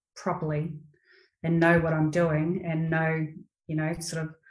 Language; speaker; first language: English; native; English